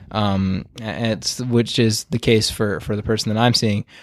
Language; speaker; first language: English; native; English